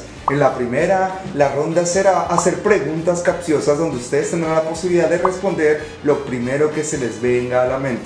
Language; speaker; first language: Spanish; native; Spanish